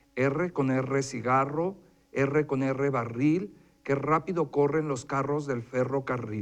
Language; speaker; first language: Spanish; native; Spanish